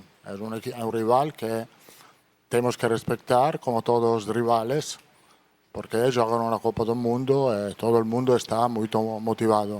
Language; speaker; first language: Portuguese; non-native, learner; Italian